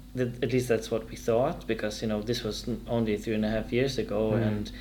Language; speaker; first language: English; non-native, fluent; Swedish